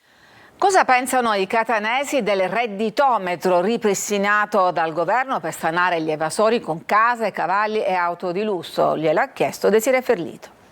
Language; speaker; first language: Italian; native; Italian